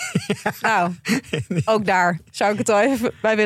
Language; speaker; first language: Dutch; native; Dutch